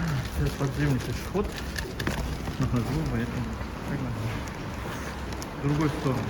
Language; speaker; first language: Russian; early bilingual, other home language; Tajik